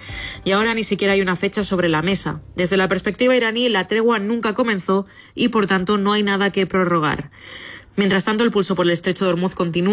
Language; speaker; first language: Spanish; native; Spanish